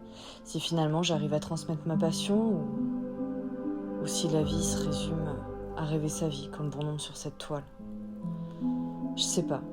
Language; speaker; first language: French; native; French